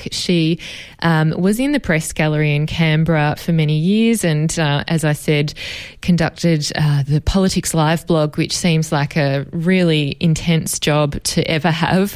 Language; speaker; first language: English; native; English